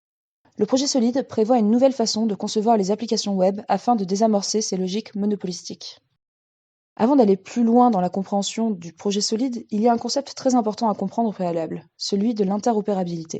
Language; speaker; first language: French; native; French